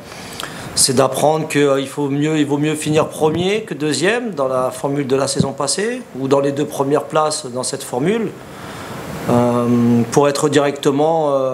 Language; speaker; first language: French; native; French